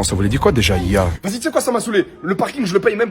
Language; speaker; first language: French; native; French